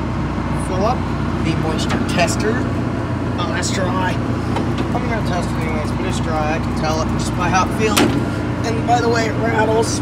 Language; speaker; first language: English; native; English